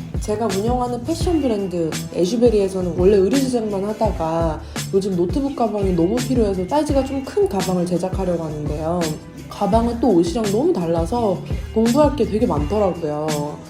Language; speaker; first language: Korean; native; Korean